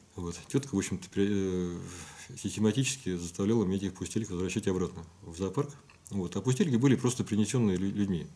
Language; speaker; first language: Russian; native; Russian